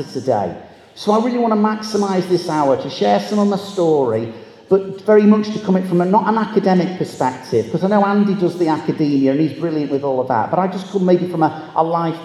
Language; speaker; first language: English; native; English